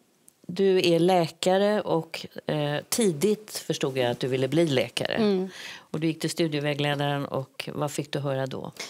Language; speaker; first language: Swedish; native; Swedish